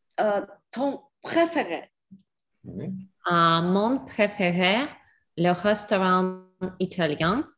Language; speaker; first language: French; non-native, learner; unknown